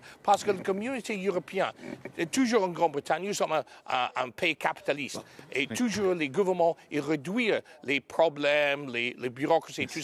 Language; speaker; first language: French; non-native, learner; English